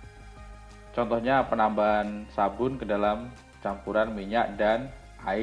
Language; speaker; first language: Indonesian; native; Indonesian